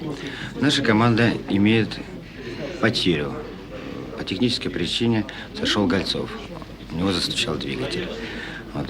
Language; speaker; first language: Russian; native; Russian